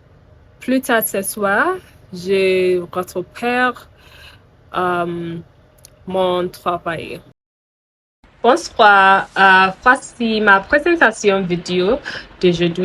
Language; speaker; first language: French; non-native, learner; English